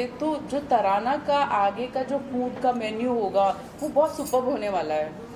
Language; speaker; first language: Hindi; native; Hindi